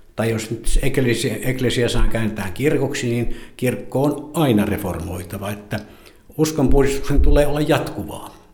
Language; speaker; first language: Finnish; native; Finnish